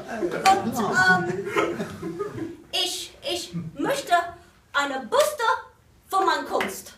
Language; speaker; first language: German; non-native, learner; English